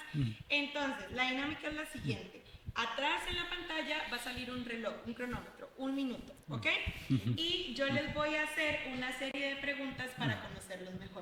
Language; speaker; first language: Spanish; native; Spanish